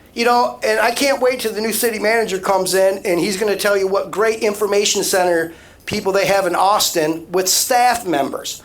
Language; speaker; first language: English; native; English